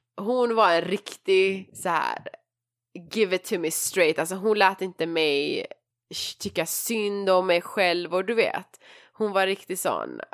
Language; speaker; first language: Swedish; early bilingual, other home language; Persian